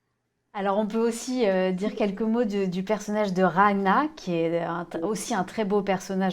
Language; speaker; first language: French; native; French